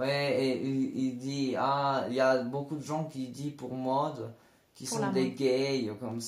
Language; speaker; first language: French; non-native, learner; Spanish